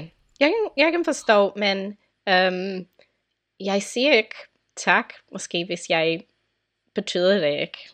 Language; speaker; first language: Danish; non-native, fluent; English